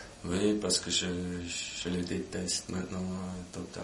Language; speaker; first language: French; non-native, local second language; German